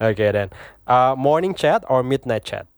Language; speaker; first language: English; non-native, fluent; Indonesian